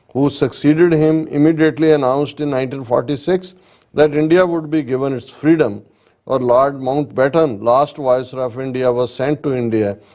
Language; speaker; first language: English; non-native, local second language; Punjabi